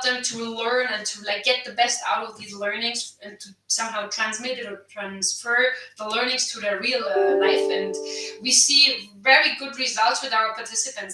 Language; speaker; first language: English; non-native, fluent; German